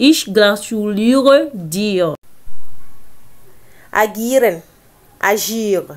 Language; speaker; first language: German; non-native, learner; French